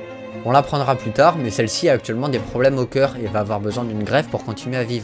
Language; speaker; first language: French; native; French